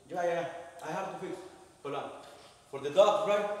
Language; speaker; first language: English; non-native, learner; Spanish